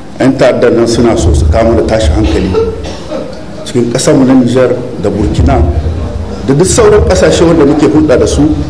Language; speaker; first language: Hausa; native; Hausa